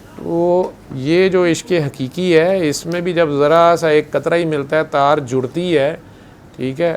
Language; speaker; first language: Urdu; non-native, local second language; Punjabi